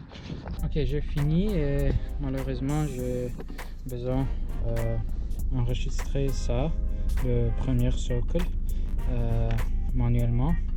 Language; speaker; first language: French; non-native, learner; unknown